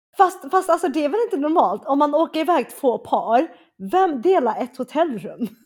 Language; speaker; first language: Swedish; early bilingual, other home language; Chinese